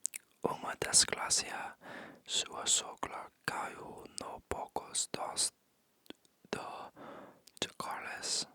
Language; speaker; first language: Portuguese; non-native, learner; English